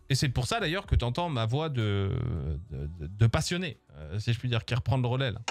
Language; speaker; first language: French; native; French